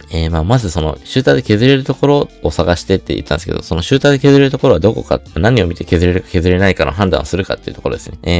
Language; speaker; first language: Japanese; native; Japanese